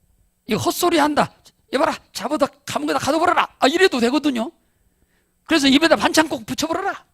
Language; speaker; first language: Korean; native; Korean